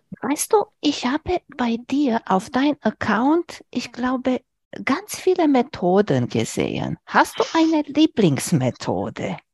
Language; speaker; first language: German; non-native, fluent; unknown